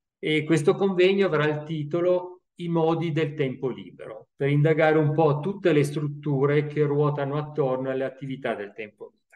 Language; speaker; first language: Italian; native; Italian